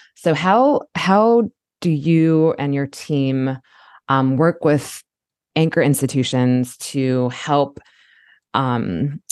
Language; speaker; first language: English; native; English